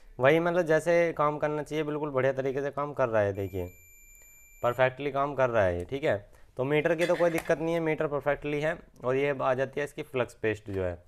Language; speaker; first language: Hindi; native; Hindi